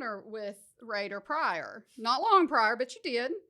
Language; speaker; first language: English; native; English